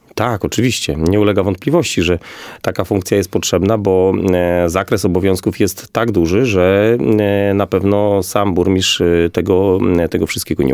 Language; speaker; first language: Polish; native; Polish